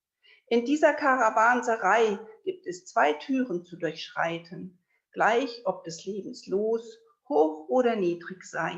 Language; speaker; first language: German; native; German